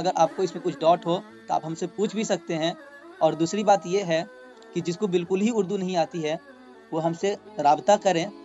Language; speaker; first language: Urdu; native; Urdu